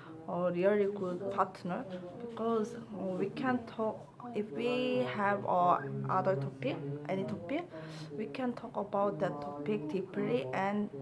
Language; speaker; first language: English; non-native, learner; Korean